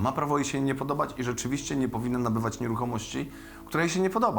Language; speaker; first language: Polish; native; Polish